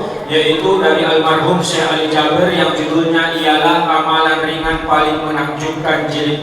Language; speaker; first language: Indonesian; native; Indonesian